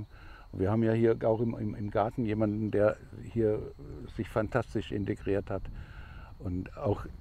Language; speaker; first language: German; non-native, fluent; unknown